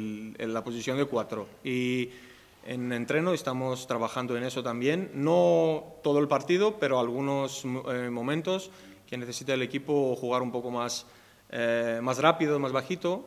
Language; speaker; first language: Spanish; non-native, fluent; Greek